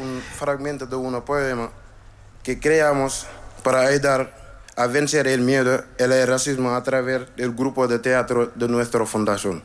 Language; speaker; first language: Spanish; non-native, learner; Wolof